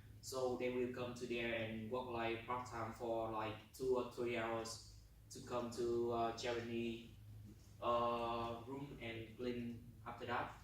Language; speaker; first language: English; non-native, learner; Vietnamese